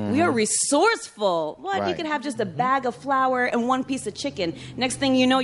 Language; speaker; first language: English; early bilingual, other home language; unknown